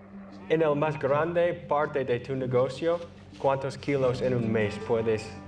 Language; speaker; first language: Spanish; non-native, learner; English